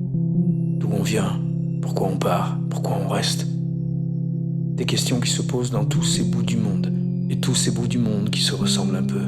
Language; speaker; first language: French; native; French